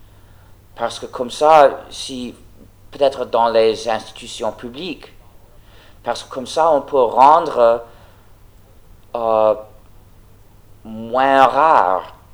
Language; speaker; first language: French; non-native, fluent; English